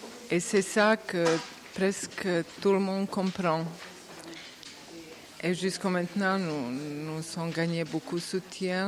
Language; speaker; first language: French; non-native, learner; Bosnian